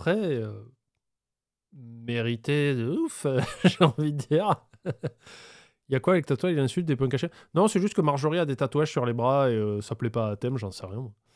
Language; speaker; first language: French; native; French